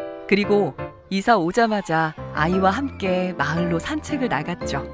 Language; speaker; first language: Korean; native; Korean